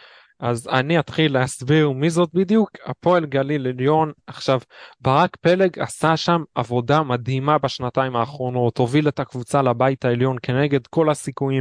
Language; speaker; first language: Hebrew; native; Hebrew